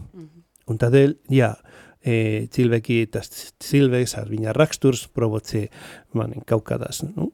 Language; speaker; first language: Latvian; non-native, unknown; Spanish